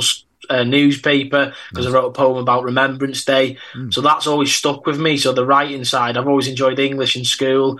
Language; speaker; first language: English; native; English